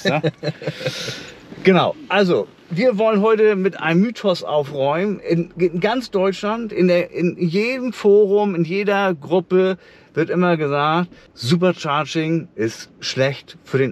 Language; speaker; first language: German; native; German